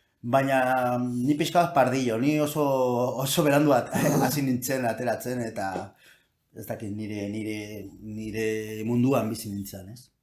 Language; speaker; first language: Basque; non-native, local second language; Spanish